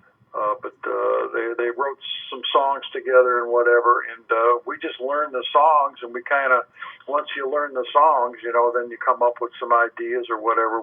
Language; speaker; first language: English; native; English